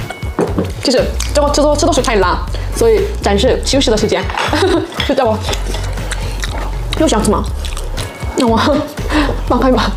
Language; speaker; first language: Chinese; non-native, learner; Korean